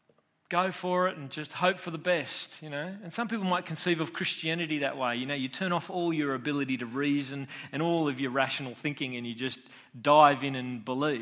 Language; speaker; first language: English; native; English